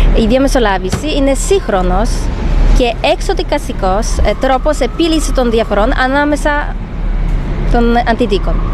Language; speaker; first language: Greek; non-native, fluent; Polish